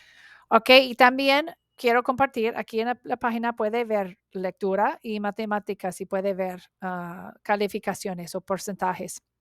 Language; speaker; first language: Spanish; non-native, learner; English